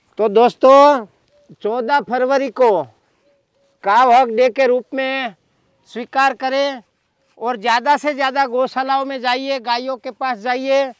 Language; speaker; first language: Hindi; non-native, local second language; Gujarati